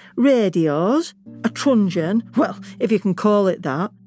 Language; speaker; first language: English; native; English